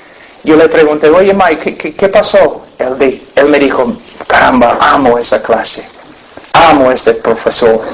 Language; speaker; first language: Spanish; non-native, fluent; English